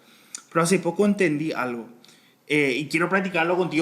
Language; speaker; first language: Spanish; native; Spanish